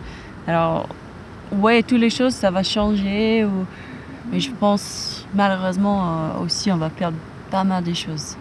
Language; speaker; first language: French; non-native, fluent; English